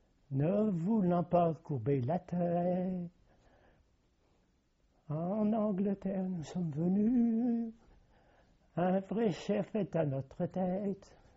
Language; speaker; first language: French; native; French